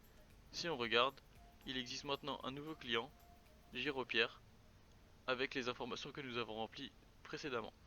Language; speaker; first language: French; native; French